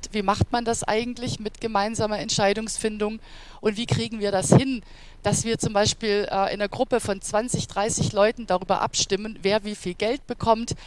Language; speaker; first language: German; native; German